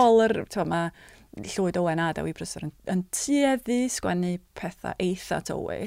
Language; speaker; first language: Welsh; native; Welsh